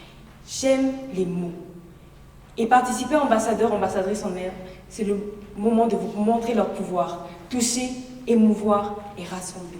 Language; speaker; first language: French; non-native, local second language; Swahili